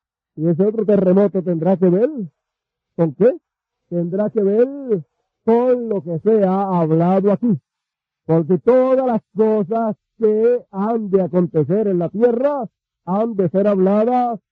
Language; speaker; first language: Spanish; native; Spanish